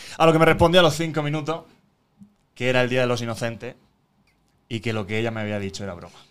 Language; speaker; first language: Spanish; native; Spanish